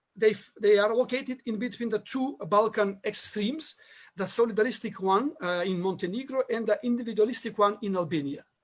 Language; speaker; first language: English; non-native, fluent; Macedonian